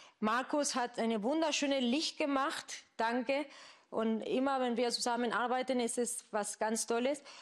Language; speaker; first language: German; non-native, fluent; Spanish